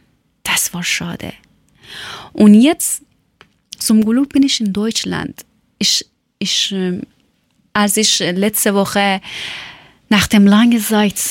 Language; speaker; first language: German; non-native, learner; Persian